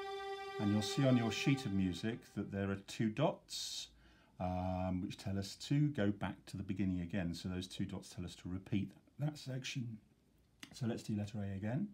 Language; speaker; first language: English; native; English